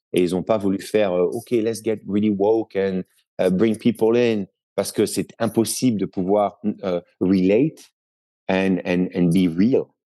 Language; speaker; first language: French; native; French